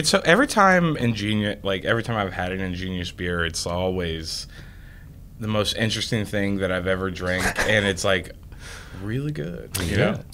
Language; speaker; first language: English; native; English